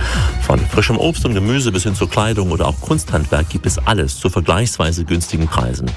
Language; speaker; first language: German; native; German